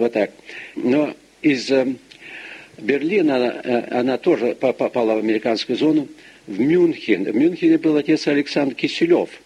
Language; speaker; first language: Russian; early bilingual, heritage; Russian